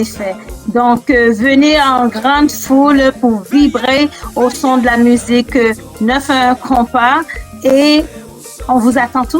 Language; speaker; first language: French; native; French